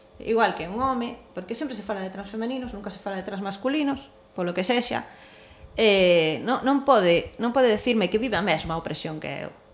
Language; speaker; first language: Galician; non-native, local second language; Spanish